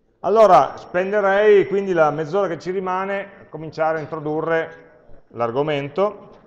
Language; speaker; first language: Italian; native; Italian